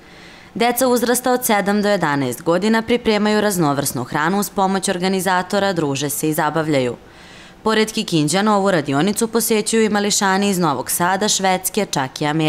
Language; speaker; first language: Serbian; native; Serbian